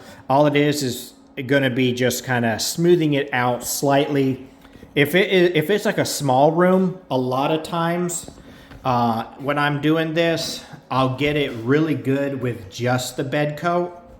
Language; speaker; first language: English; native; English